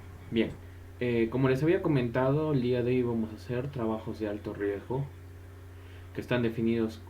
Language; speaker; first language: Spanish; native; Spanish